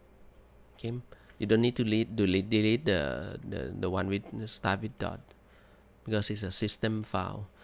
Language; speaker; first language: English; non-native, fluent; Thai